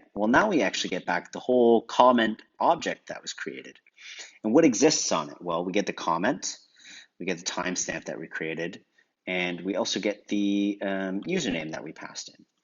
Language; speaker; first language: English; native; English